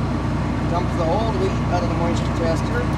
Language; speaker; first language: English; native; English